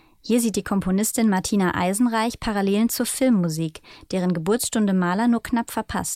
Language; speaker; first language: German; native; German